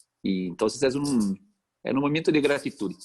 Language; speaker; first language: Spanish; non-native, fluent; Portuguese